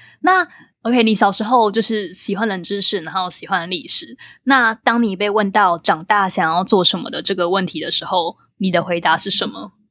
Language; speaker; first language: Chinese; native; Chinese